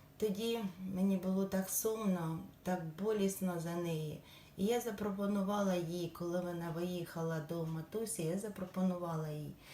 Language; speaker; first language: Ukrainian; native; Ukrainian